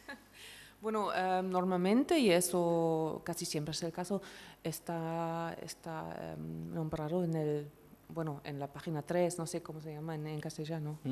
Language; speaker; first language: Spanish; non-native, fluent; German